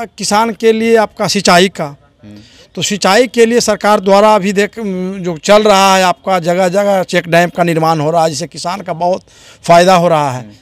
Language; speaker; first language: Hindi; native; Hindi